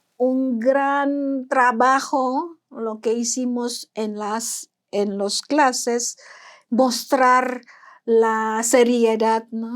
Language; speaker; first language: Spanish; non-native, fluent; Indonesian